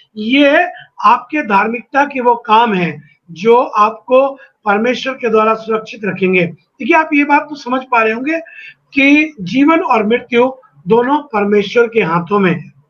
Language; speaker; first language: Hindi; native; Hindi